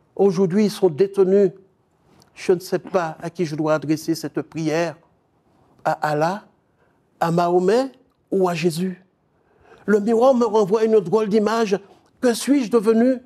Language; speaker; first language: French; native; French